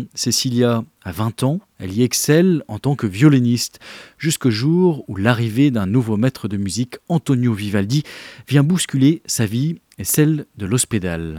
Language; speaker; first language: French; native; French